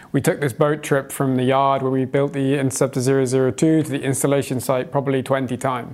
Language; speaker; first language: English; native; English